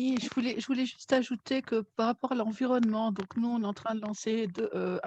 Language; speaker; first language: French; native; French